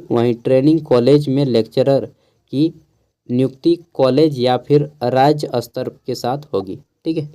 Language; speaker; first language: Hindi; native; Hindi